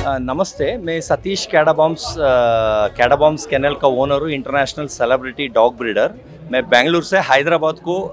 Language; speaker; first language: Hindi; non-native, local second language; Kannada